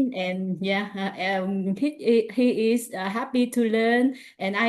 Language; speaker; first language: English; non-native, learner; Vietnamese